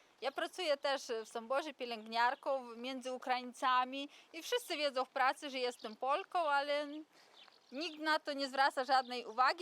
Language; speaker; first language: Polish; early bilingual, heritage; Polish